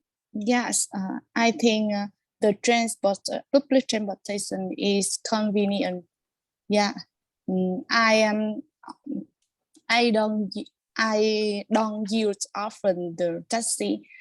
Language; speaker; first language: English; non-native, learner; Vietnamese